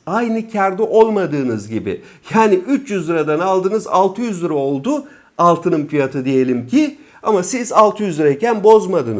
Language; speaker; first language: Turkish; native; Turkish